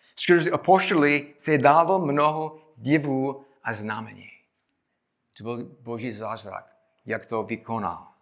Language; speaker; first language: Czech; non-native, fluent; English